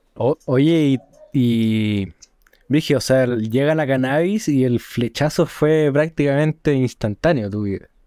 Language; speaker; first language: Spanish; native; Spanish